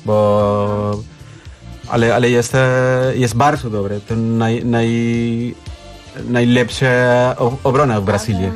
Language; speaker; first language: Polish; non-native, learner; Spanish